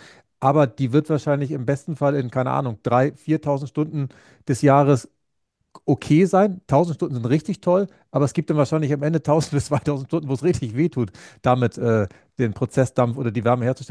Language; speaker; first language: German; native; German